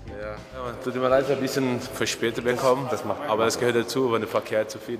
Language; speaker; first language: German; early bilingual, heritage; Portuguese